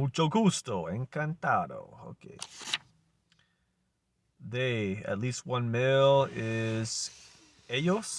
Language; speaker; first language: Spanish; non-native, learner; English